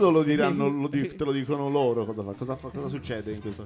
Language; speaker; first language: Italian; native; Italian